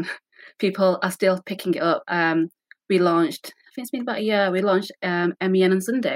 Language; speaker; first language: English; native; English